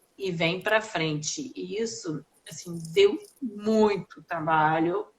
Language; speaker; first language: Portuguese; non-native, fluent; English